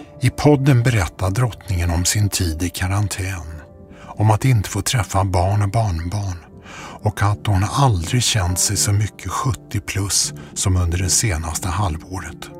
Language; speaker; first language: Swedish; native; Swedish